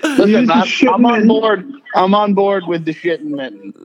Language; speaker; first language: English; native; English